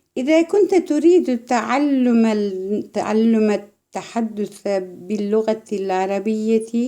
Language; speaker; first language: Arabic; non-native, fluent; Turkish